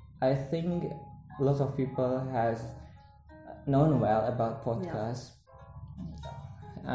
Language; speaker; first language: English; non-native, learner; Indonesian